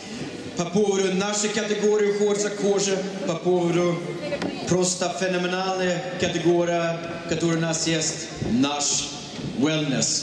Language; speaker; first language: Russian; non-native, fluent; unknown